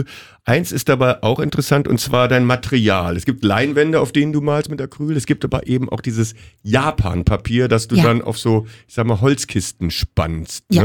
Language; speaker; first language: German; native; German